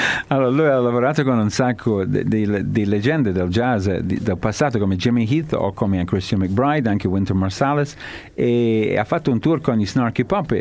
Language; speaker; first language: Italian; non-native, fluent; English